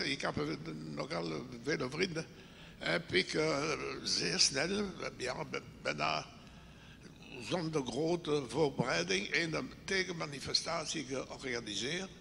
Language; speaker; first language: Dutch; non-native, local second language; French